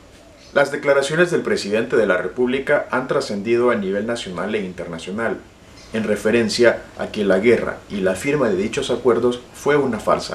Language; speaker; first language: Spanish; native; Spanish